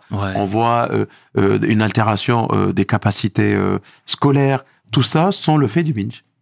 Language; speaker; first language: French; non-native, local second language; Arabic